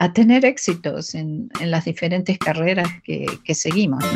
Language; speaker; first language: Spanish; native; Spanish